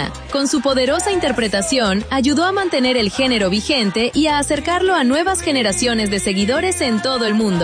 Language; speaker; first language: Spanish; native; Spanish